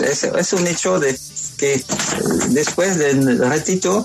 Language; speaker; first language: Spanish; non-native, learner; French